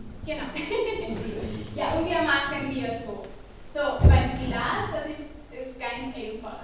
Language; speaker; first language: German; non-native, learner; Catalan